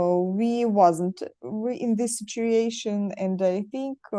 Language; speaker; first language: English; non-native, learner; Russian